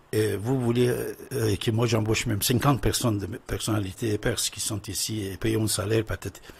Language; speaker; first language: French; non-native, fluent; Persian